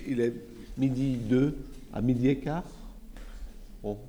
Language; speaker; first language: French; native; French